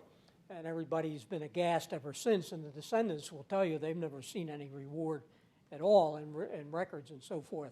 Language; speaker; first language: English; native; English